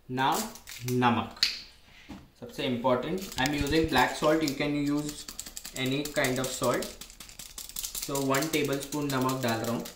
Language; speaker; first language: Hindi; non-native, local second language; Marathi